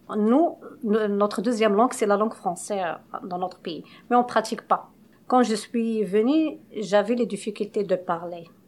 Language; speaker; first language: French; non-native, local second language; Arabic